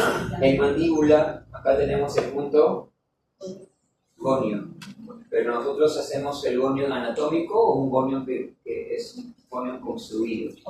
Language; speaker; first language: Spanish; native; Spanish